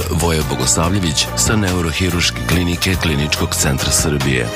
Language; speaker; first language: Serbian; native; Serbian